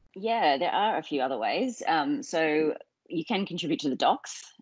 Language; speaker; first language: English; native; English